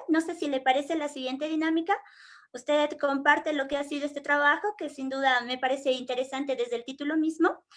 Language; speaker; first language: Spanish; native; Spanish